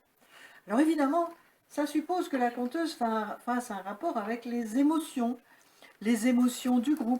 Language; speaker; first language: French; native; French